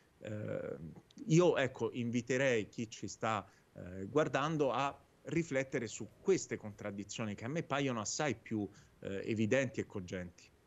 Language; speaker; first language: Italian; native; Italian